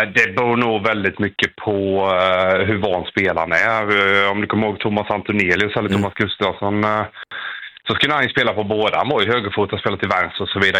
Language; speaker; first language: Swedish; native; Swedish